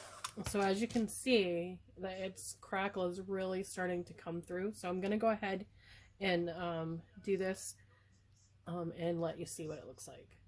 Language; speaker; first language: English; native; English